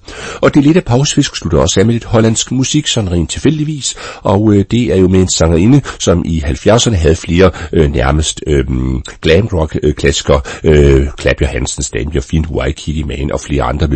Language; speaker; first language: Danish; native; Danish